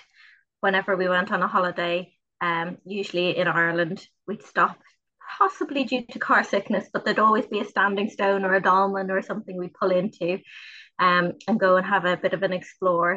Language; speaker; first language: English; native; English